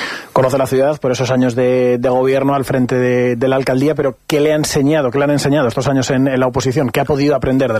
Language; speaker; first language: Spanish; native; Spanish